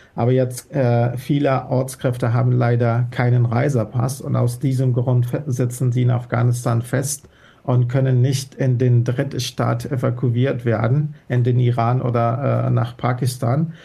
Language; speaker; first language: German; non-native, fluent; Persian